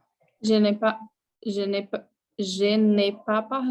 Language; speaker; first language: French; non-native, learner; Portuguese